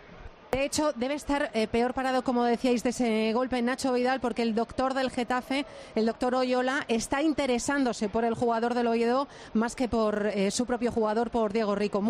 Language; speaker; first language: Spanish; native; Spanish